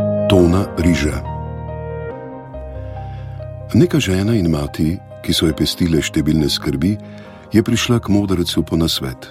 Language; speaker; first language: Slovenian; native; Slovenian